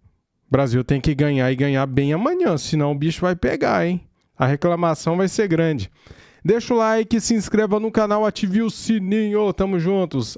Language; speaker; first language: Portuguese; native; Portuguese